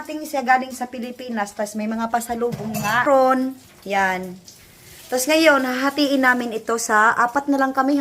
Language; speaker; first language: Filipino; non-native, local second language; Waray